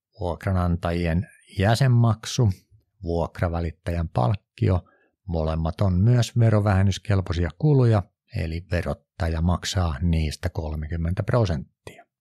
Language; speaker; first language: Finnish; native; Finnish